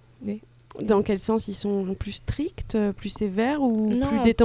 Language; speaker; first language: French; native; French